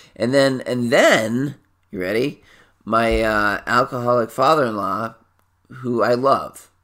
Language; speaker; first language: English; native; English